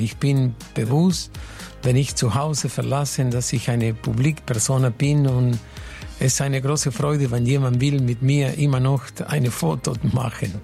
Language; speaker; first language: German; non-native, fluent; Spanish